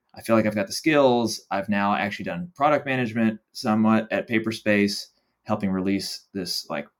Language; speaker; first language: English; native; English